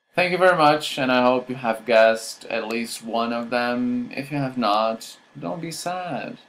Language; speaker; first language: English; non-native, fluent; Portuguese